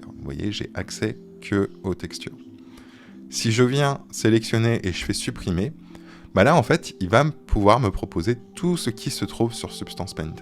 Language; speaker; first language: French; native; French